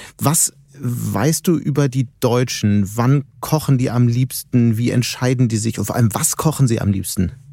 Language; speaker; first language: German; native; German